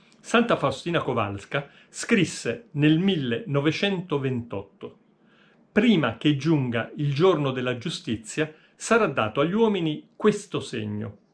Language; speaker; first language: Italian; native; Italian